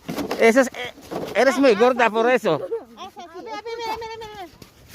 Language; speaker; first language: Spanish; non-native, learner; Filipino